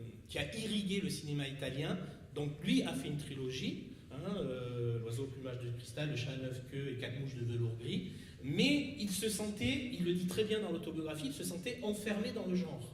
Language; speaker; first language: French; native; French